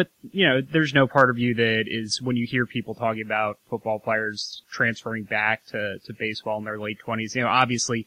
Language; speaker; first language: English; native; English